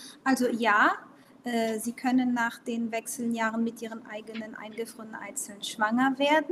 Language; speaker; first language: German; non-native, local second language; Portuguese